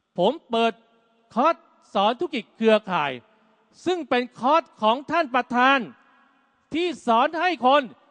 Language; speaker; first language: Thai; native; Thai